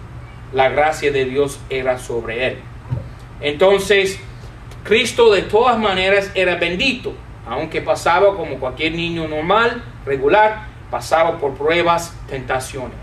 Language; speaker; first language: Spanish; non-native, fluent; English